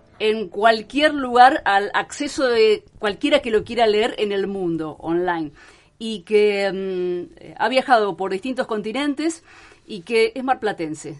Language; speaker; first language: Spanish; native; Spanish